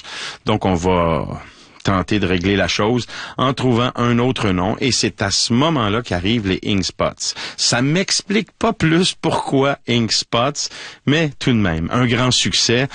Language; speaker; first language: French; native; French